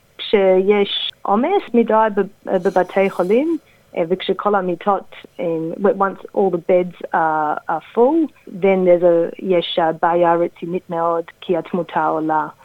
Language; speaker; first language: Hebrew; non-native, fluent; English